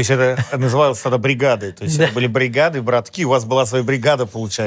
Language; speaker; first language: Russian; native; Russian